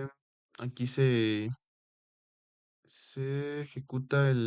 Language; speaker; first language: Spanish; native; Spanish